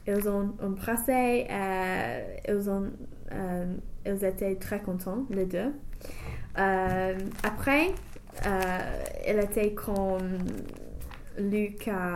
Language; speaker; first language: French; non-native, learner; English